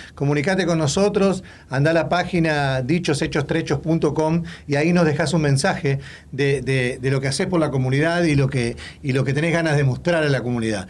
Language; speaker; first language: Spanish; native; Spanish